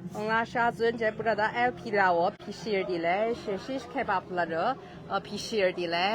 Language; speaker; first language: Turkish; non-native, learner; Chinese